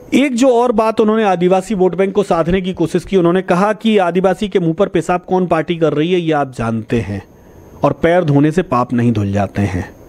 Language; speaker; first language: Hindi; native; Hindi